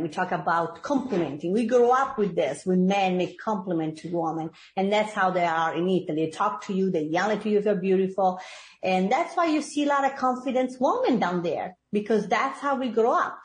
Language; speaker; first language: English; non-native, fluent; Italian